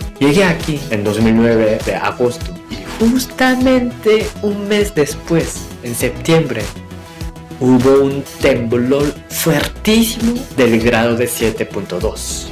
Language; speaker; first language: Spanish; non-native, fluent; Korean